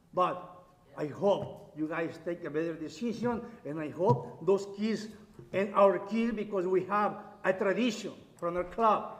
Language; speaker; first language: English; non-native, learner; Spanish